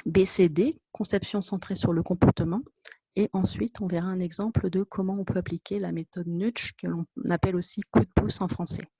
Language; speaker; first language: French; native; French